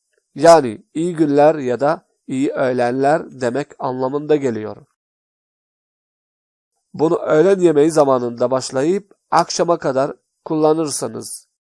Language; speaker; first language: Turkish; non-native, fluent; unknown